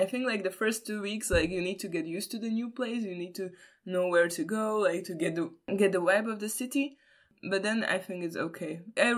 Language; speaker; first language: English; non-native, fluent; Slovak